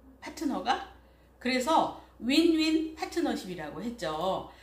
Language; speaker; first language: Korean; native; Korean